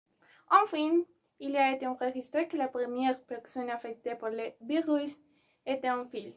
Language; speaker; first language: French; non-native, learner; Spanish